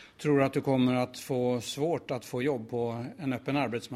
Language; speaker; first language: Swedish; native; Swedish